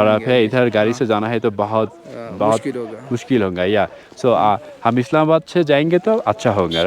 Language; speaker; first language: Hindi; non-native, learner; Bangla